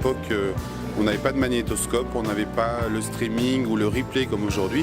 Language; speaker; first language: French; native; French